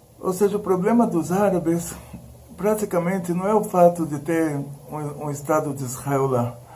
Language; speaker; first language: Portuguese; early bilingual, other home language; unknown